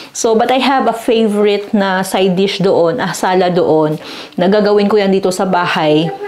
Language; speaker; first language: Filipino; native; Filipino